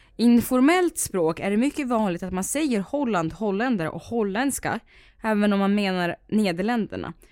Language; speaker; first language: Swedish; native; Swedish